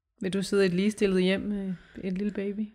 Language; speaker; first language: Danish; native; Danish